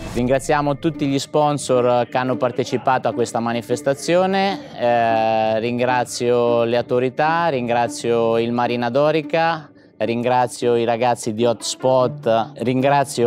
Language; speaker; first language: Italian; native; Italian